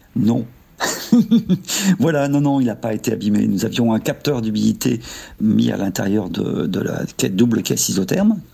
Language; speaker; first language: French; native; French